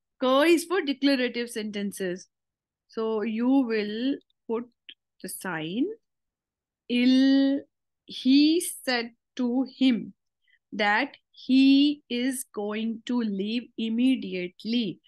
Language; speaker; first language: English; non-native, local second language; Hindi